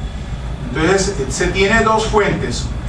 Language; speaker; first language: Spanish; native; Spanish